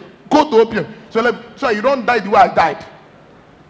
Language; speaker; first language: English; non-native, local second language; Igbo